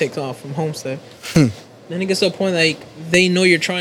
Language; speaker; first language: English; early bilingual, other home language; Spanish